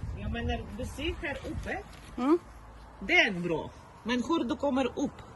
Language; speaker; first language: Swedish; non-native, learner; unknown